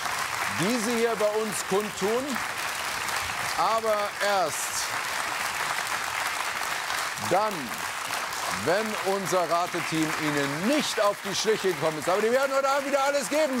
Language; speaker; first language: German; native; German